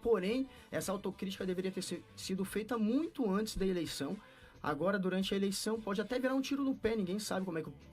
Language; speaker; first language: Portuguese; native; Portuguese